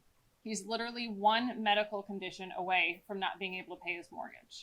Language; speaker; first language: English; native; English